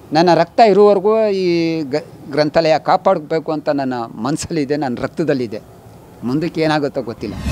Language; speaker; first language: Kannada; non-native, local second language; Urdu